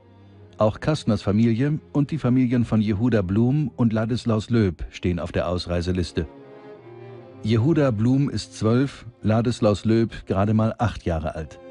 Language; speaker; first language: German; native; German